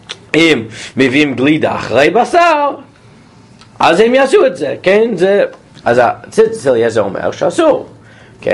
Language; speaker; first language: Hebrew; non-native, fluent; English